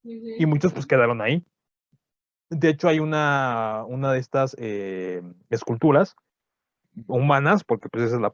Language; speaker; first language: Spanish; native; Spanish